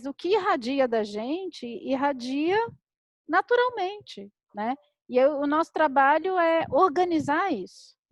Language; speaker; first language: Portuguese; native; Portuguese